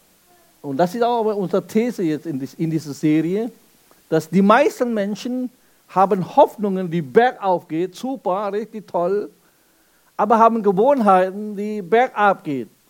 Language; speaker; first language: German; non-native, fluent; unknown